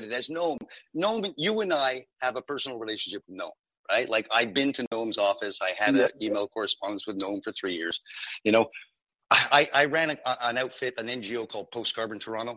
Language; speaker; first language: English; non-native, fluent; French